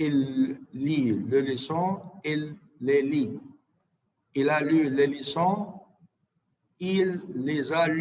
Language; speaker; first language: French; non-native, fluent; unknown